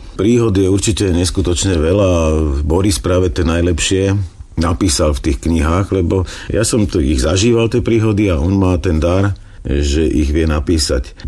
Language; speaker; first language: Slovak; native; Slovak